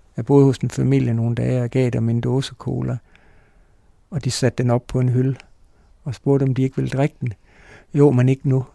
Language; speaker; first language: Danish; native; Danish